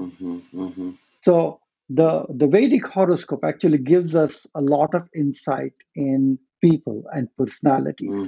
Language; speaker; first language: English; non-native, local second language; Marathi